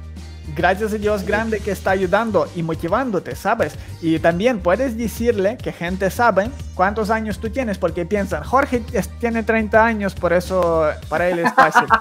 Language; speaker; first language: Spanish; non-native, learner; Ukrainian